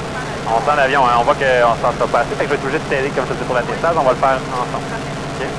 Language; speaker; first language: French; native; French